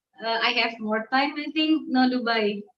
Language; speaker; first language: English; non-native, learner; Indonesian